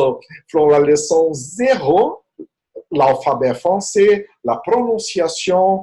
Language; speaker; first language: French; non-native, fluent; Portuguese